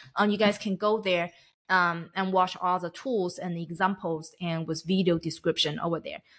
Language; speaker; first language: English; non-native, fluent; Chinese